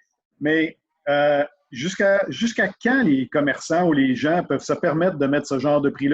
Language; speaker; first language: French; native; French